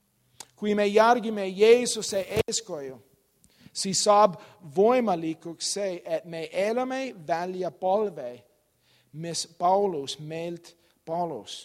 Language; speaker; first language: Estonian; non-native, learner; English